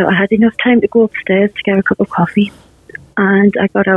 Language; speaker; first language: English; native; English